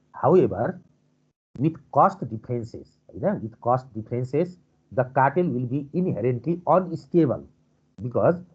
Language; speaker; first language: English; non-native, local second language; Nepali